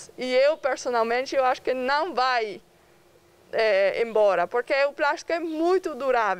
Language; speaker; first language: Portuguese; non-native, fluent; Dutch